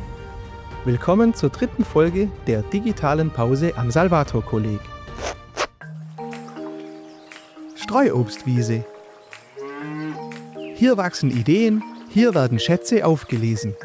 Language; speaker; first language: German; native; German